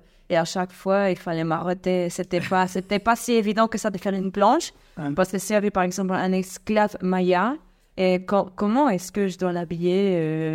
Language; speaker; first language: French; non-native, fluent; Spanish